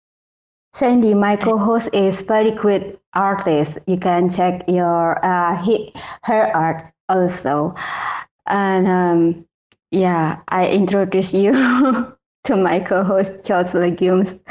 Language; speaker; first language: English; non-native, learner; Indonesian